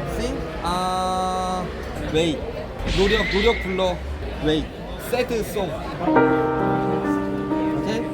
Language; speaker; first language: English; non-native, learner; Korean